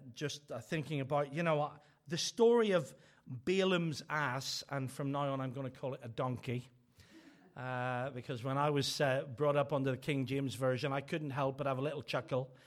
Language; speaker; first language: English; native; English